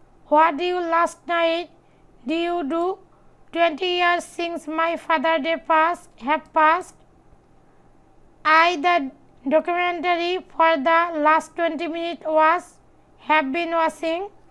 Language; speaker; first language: English; non-native, local second language; Bangla